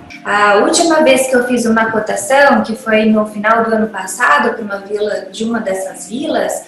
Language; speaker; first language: Portuguese; native; Portuguese